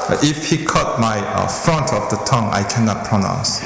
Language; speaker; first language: English; non-native, fluent; Korean